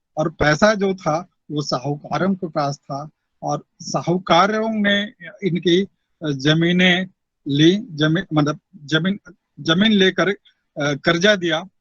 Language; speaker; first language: Hindi; non-native, local second language; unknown